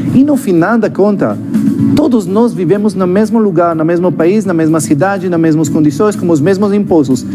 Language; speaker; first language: Portuguese; non-native, fluent; Hebrew